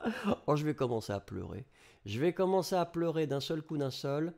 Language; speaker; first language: French; native; French